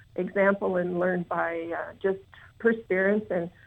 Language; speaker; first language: English; native; English